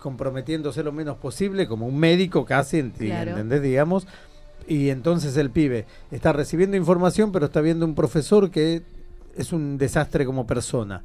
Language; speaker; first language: Spanish; native; Spanish